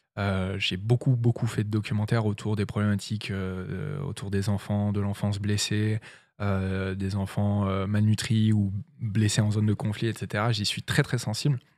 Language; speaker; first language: French; native; French